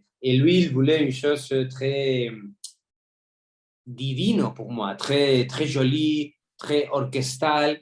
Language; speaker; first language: French; non-native, fluent; Spanish